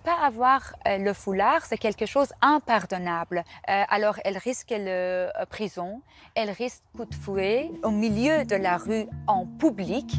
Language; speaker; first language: French; non-native, fluent; Persian